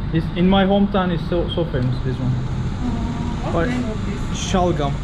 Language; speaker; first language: English; non-native, fluent; Turkish